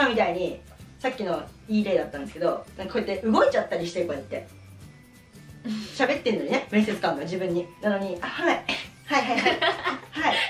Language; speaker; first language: Japanese; native; Japanese